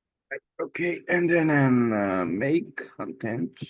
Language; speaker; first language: English; non-native, learner; Korean